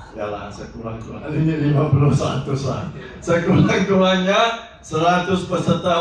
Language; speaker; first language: Malay; non-native, local second language; Chinese